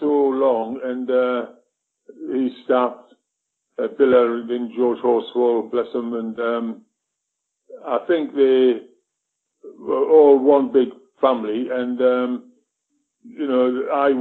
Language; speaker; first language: English; native; English